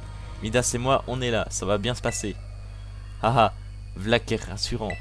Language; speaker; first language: French; native; French